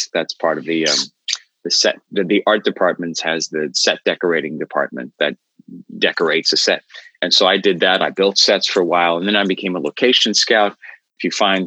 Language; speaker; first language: English; native; English